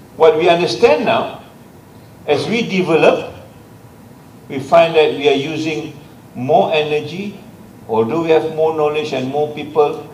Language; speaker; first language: English; non-native, local second language; Malay